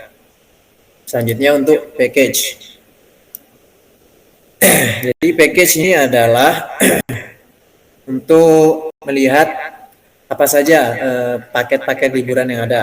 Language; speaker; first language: Indonesian; native; Indonesian